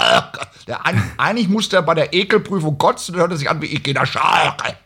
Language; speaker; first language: German; native; German